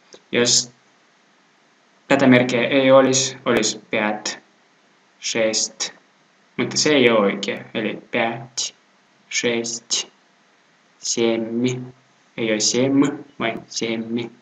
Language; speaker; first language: Finnish; non-native, fluent; Russian